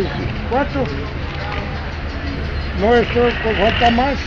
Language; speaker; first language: Spanish; native; Spanish